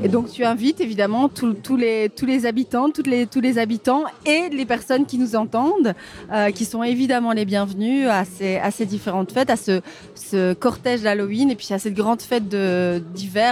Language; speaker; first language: French; native; French